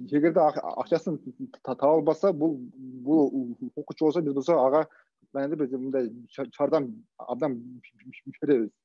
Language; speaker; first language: Kyrgyz; non-native, local second language; Russian